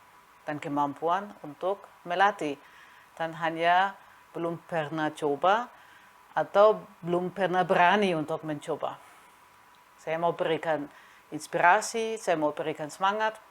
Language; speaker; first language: Indonesian; non-native, fluent; German